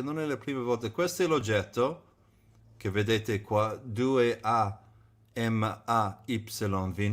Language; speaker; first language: Italian; non-native, fluent; English